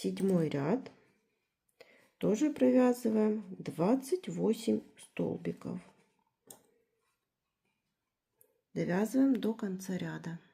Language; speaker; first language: Russian; native; Russian